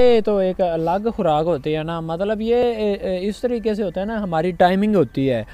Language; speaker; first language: Urdu; non-native, local second language; Punjabi